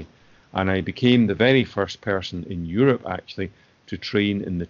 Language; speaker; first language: English; native; English